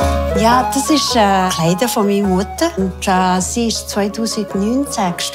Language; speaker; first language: German; non-native, fluent; Tibetan